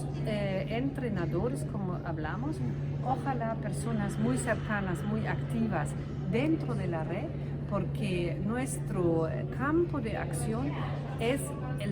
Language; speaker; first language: Spanish; non-native, fluent; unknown